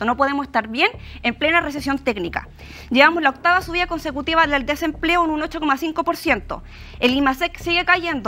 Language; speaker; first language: Spanish; native; Spanish